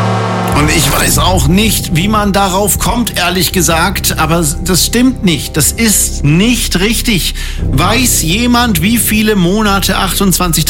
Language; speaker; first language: German; native; German